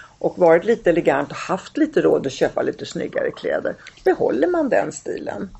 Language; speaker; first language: Swedish; early bilingual, other home language; Italian